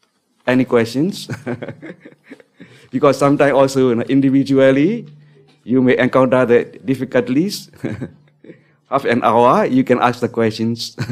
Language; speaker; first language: English; non-native, learner; Burmese